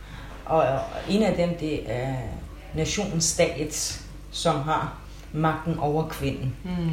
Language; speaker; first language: Danish; non-native, fluent; Kurdish